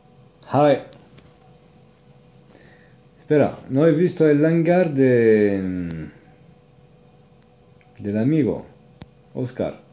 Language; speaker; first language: Spanish; non-native, learner; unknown